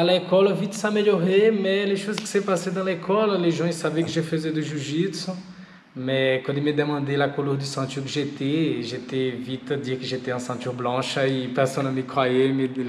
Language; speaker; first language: French; non-native, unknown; Portuguese